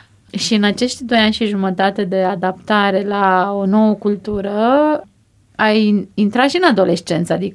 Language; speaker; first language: Romanian; native; Romanian